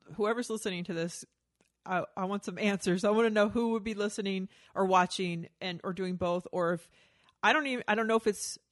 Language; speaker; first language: English; native; English